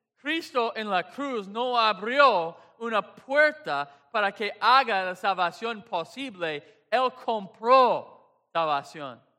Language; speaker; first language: Spanish; non-native, fluent; English